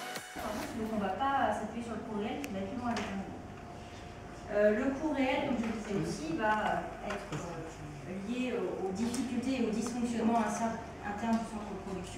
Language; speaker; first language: French; native; French